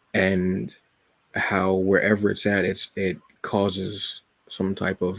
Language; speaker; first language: English; native; English